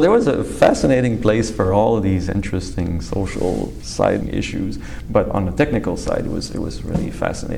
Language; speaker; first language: English; native; English